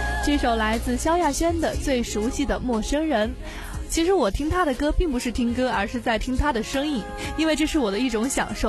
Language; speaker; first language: Chinese; native; Chinese